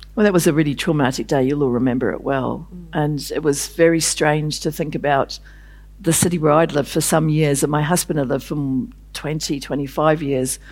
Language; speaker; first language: English; native; English